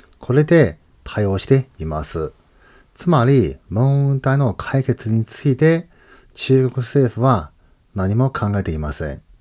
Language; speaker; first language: Japanese; non-native, fluent; Chinese